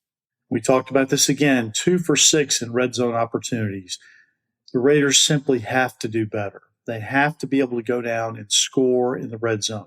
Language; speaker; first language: English; native; English